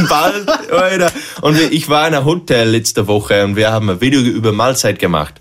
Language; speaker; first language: German; non-native, learner; English